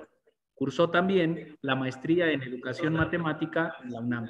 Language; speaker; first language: Spanish; native; Spanish